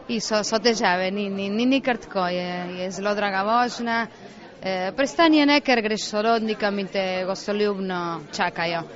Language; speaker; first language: Slovenian; early bilingual, heritage; Slovenian